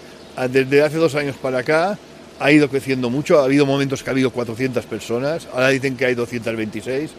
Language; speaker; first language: Spanish; native; Spanish